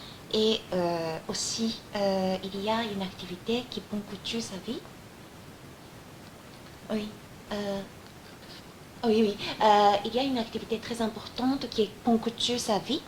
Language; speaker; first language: French; non-native, fluent; Japanese